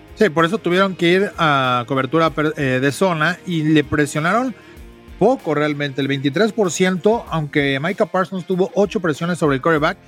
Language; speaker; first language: Spanish; native; Spanish